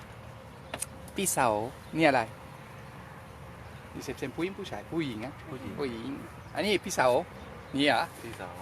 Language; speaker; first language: Thai; non-native, learner; French